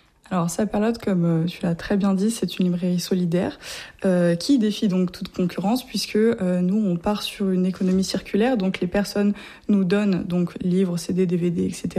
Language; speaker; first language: French; native; French